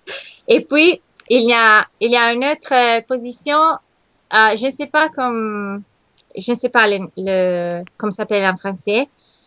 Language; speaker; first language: French; non-native, learner; Italian